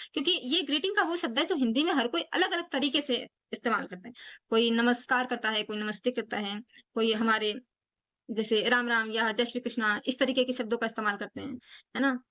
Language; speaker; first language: Hindi; native; Hindi